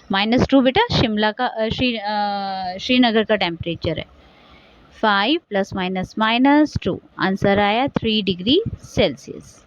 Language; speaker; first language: Hindi; native; Hindi